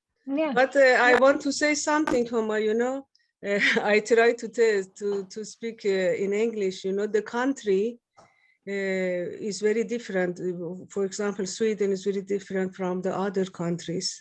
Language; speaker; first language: English; non-native, learner; Persian